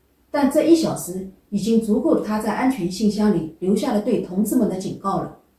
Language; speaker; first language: Chinese; native; Chinese